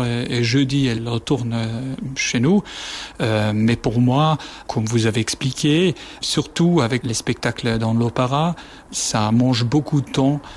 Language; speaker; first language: French; non-native, fluent; German